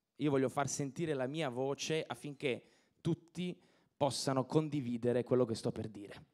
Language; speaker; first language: Italian; native; Italian